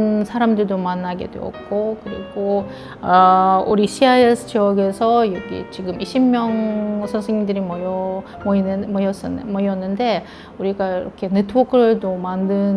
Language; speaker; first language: Korean; non-native, fluent; Russian